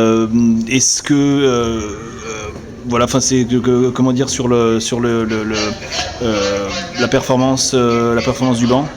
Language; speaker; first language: French; native; French